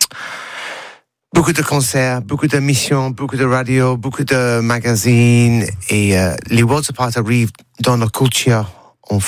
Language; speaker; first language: French; non-native, learner; English